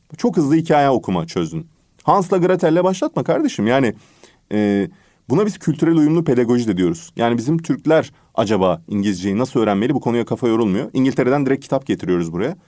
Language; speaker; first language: Turkish; native; Turkish